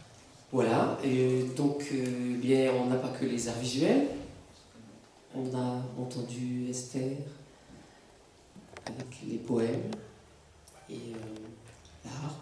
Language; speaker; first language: French; native; French